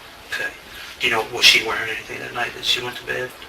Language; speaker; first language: English; native; English